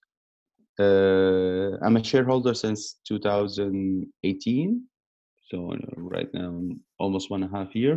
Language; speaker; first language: English; non-native, learner; Arabic